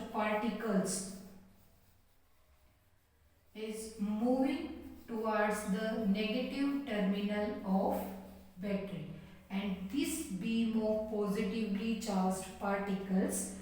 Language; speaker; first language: English; non-native, local second language; Hindi